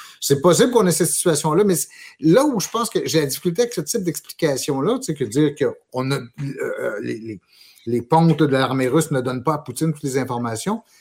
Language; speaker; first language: French; native; French